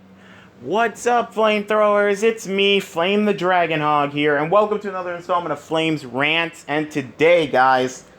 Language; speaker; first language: English; native; English